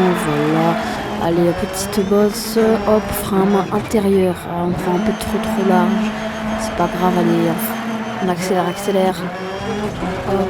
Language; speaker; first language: French; native; French